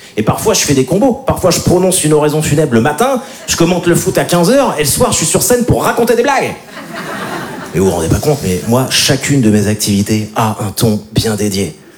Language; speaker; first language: French; native; French